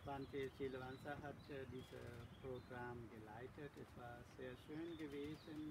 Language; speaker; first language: German; non-native, learner; Sinhala